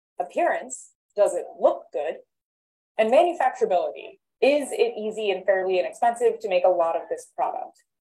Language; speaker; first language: English; native; English